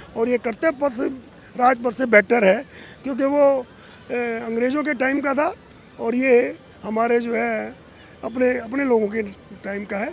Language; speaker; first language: Hindi; native; Hindi